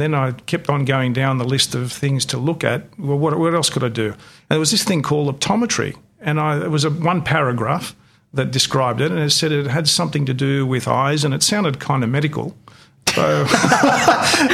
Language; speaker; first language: English; non-native, local second language; Greek